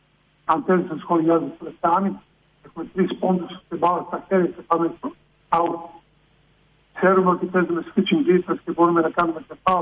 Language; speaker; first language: Greek; non-native, fluent; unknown